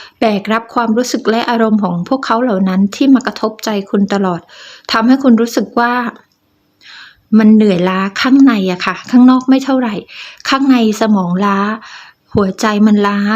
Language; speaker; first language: Thai; native; Thai